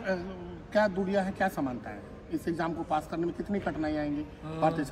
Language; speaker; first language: Hindi; native; Hindi